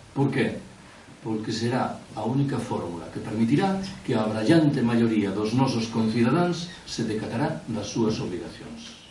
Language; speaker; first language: Galician; non-native, local second language; Spanish